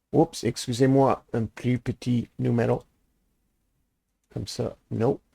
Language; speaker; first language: French; non-native, learner; English